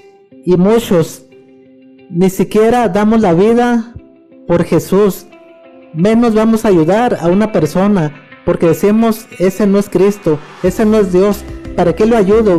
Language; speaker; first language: Spanish; native; Spanish